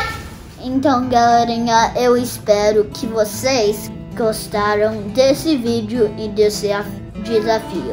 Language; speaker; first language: Portuguese; early bilingual, heritage; Portuguese